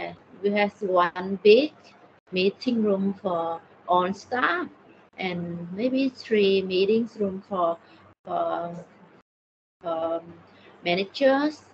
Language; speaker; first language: English; non-native, learner; Thai